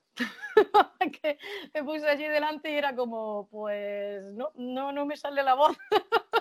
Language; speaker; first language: Spanish; native; Spanish